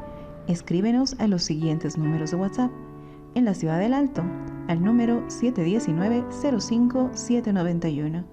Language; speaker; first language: Spanish; native; Spanish